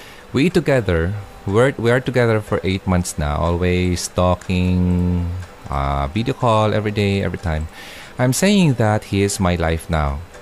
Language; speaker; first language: English; non-native, local second language; Filipino